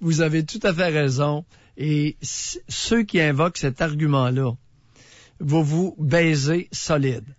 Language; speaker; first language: French; native; French